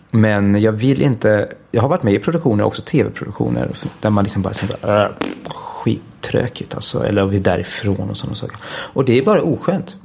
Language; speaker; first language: Swedish; early bilingual, heritage; Danish